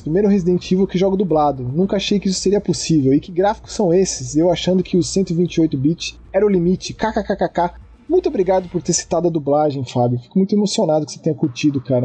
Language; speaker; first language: Portuguese; native; Portuguese